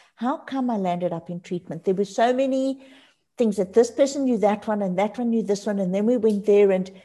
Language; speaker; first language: English; native; English